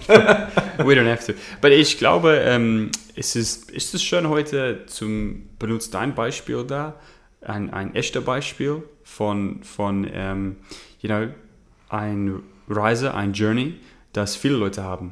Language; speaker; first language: German; non-native, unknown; English